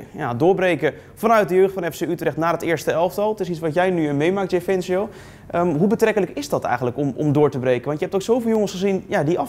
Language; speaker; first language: Dutch; native; Dutch